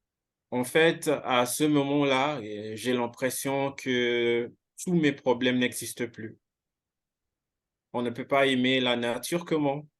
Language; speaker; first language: French; non-native, fluent; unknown